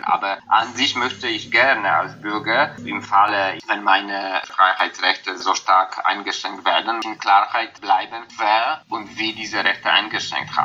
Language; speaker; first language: German; non-native, fluent; Polish